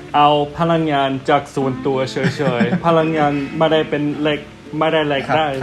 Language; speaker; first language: Thai; non-native, fluent; English